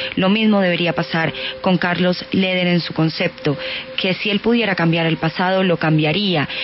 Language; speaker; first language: Spanish; native; Spanish